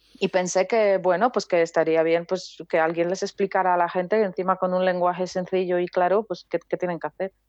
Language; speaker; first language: Spanish; non-native, fluent; Polish